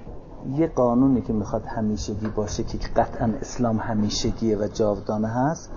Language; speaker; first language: Persian; native; Persian